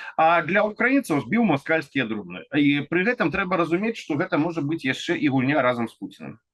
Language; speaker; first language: Belarusian; non-native, local second language; Russian